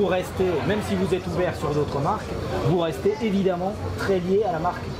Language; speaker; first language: French; native; French